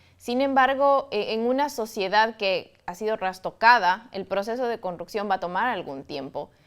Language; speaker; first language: Spanish; native; Spanish